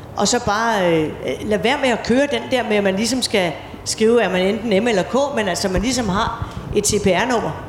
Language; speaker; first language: Danish; native; Danish